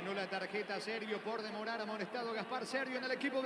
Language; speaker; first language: Spanish; native; Spanish